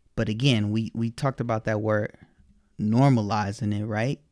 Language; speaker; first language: English; native; English